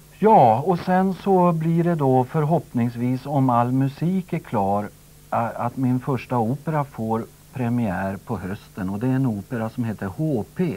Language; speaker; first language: Swedish; native; Swedish